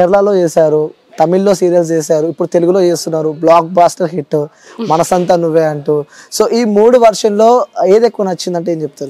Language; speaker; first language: Telugu; native; Telugu